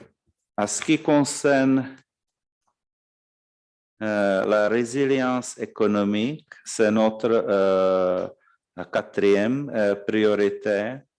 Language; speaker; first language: French; non-native, fluent; Czech